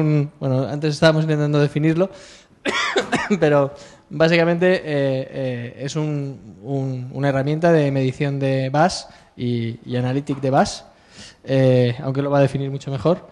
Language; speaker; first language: Spanish; native; Spanish